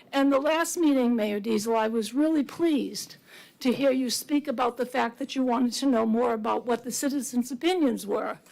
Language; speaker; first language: English; native; English